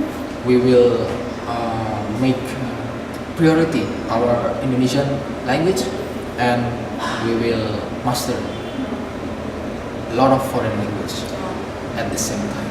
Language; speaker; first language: English; non-native, fluent; Indonesian